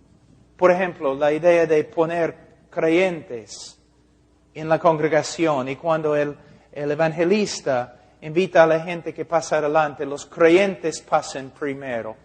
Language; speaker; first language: Spanish; non-native, fluent; English